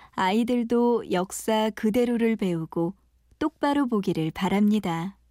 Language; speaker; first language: Korean; native; Korean